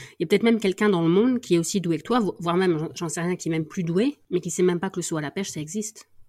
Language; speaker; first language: French; native; French